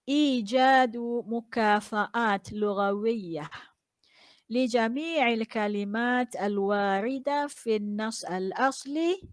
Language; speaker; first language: Arabic; non-native, fluent; Malay